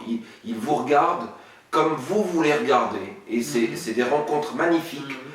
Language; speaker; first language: French; non-native, local second language; Arabic